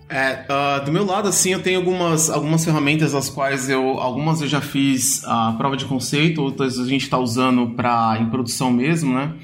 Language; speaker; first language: Portuguese; native; Portuguese